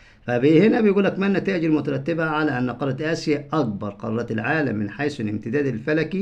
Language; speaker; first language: Arabic; native; Arabic